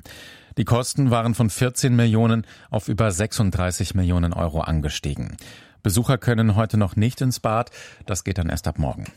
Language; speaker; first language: German; native; German